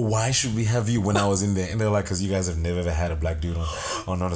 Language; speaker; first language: English; non-native, local second language; Shona